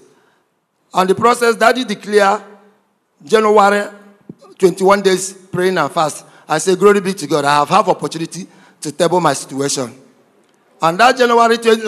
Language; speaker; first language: English; non-native, local second language; Igbo